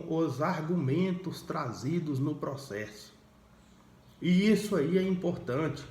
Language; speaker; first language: Portuguese; native; Portuguese